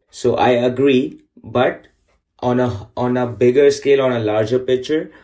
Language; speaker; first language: English; non-native, local second language; Urdu